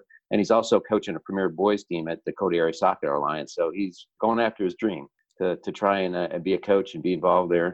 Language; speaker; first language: English; early bilingual, other home language; Italian